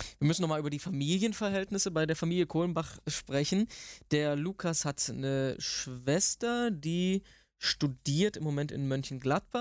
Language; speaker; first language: German; native; German